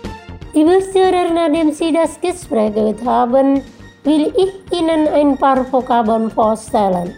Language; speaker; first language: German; non-native, fluent; Indonesian